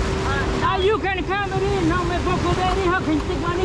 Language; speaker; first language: English; non-native, learner; Thai